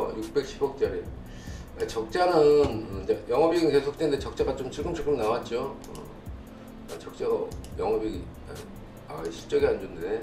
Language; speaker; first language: Korean; native; Korean